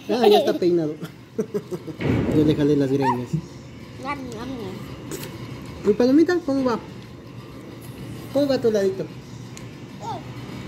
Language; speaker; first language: Spanish; native; Spanish